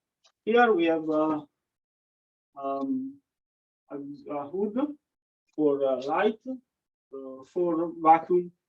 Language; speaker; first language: English; non-native, learner; Italian